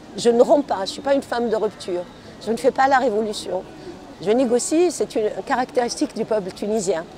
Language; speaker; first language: French; non-native, local second language; Arabic